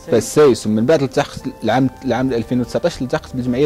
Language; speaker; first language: Arabic; native; Arabic